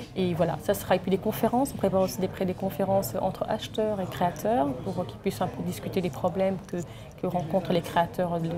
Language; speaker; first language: French; early bilingual, other home language; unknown